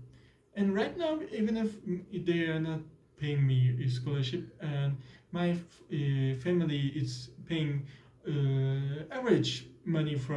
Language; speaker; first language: English; non-native, learner; Turkish